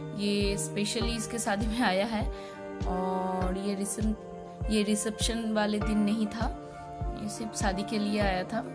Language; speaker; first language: Hindi; non-native, local second language; Bangla